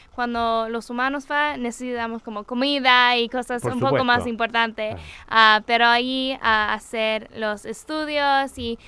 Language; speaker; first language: Spanish; non-native, learner; English